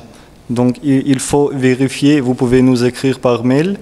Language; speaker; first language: French; non-native, learner; Russian